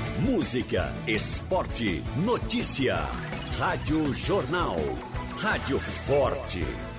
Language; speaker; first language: Portuguese; native; Portuguese